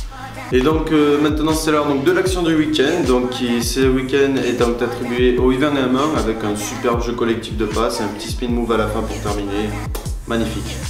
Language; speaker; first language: French; native; French